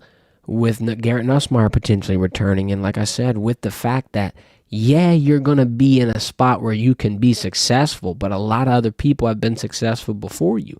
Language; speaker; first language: English; native; English